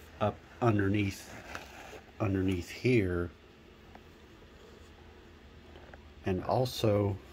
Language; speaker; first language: English; native; English